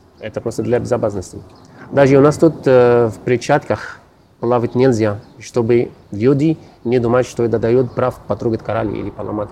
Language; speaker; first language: Russian; non-native, learner; Arabic